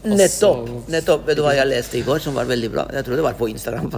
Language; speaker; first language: Norwegian; non-native, fluent; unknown